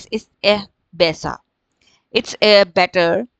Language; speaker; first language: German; non-native, fluent; Hindi